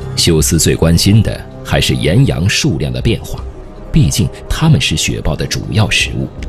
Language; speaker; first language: Chinese; native; Chinese